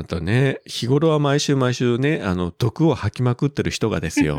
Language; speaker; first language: Japanese; native; Japanese